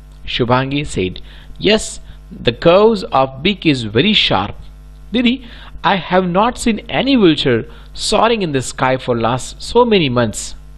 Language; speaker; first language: English; non-native, local second language; Gujarati